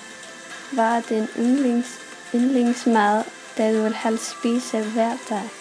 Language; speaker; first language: Danish; non-native, learner; Icelandic